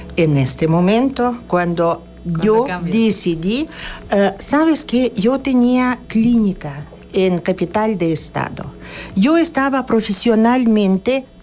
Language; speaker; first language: Spanish; non-native, fluent; Russian